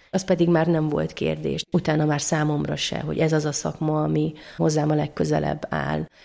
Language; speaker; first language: Hungarian; native; Hungarian